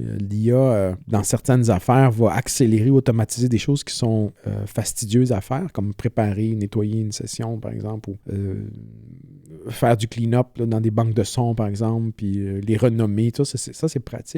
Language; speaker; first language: French; native; French